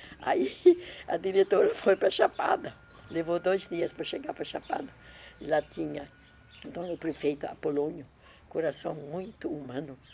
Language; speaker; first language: Portuguese; native; Portuguese